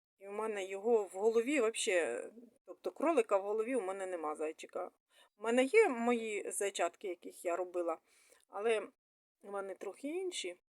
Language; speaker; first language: Ukrainian; non-native, local second language; Russian